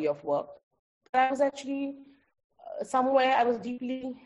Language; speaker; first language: English; non-native, local second language; Bangla